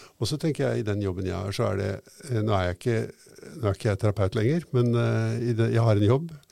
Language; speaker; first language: Norwegian; native; Norwegian